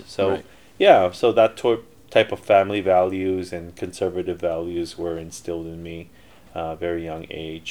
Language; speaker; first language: English; early bilingual, other home language; Korean